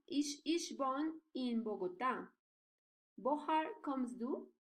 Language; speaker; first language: German; non-native, learner; Spanish